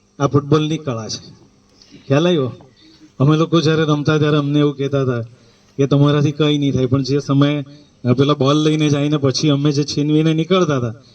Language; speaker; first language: Gujarati; native; Gujarati